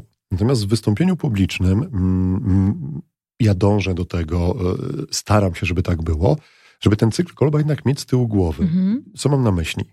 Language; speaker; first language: Polish; native; Polish